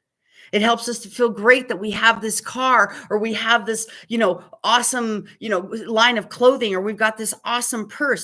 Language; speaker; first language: English; native; English